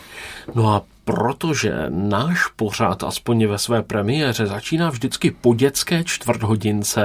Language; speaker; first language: Czech; native; Czech